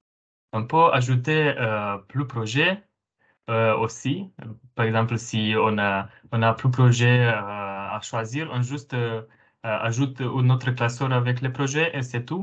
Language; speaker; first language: French; non-native, fluent; Romanian